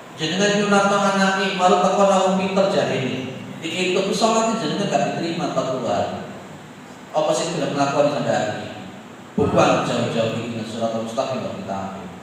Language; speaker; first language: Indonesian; non-native, local second language; Javanese